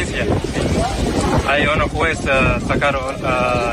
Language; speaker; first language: Spanish; non-native, learner; Arabic